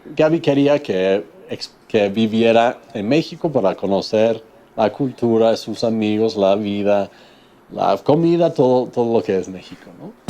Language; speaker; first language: Spanish; non-native, fluent; English